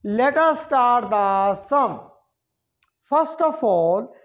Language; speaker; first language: English; non-native, local second language; Punjabi